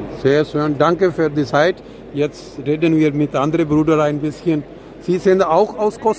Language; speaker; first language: German; non-native, learner; Urdu